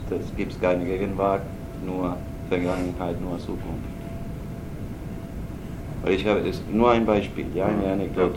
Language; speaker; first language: German; non-native, learner; Spanish